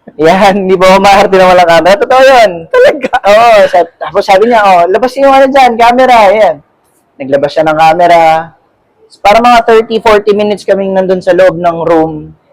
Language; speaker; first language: Filipino; native; Filipino